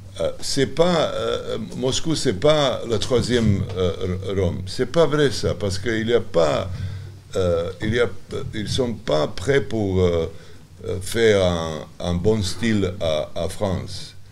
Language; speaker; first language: French; non-native, learner; Serbian